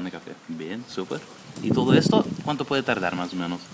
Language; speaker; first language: Spanish; non-native, fluent; Dutch